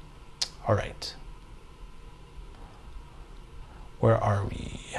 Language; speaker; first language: English; native; English